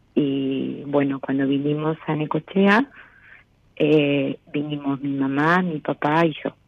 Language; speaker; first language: Spanish; native; Spanish